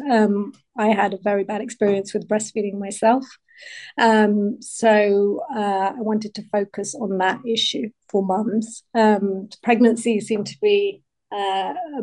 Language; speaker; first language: English; native; English